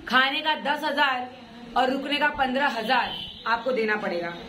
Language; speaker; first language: Hindi; non-native, local second language; Marathi